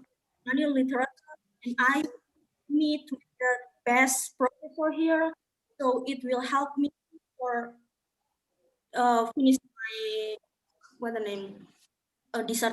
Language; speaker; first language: English; non-native, learner; Indonesian